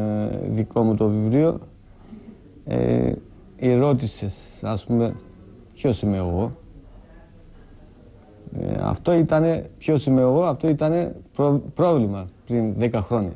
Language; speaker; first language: Greek; non-native, learner; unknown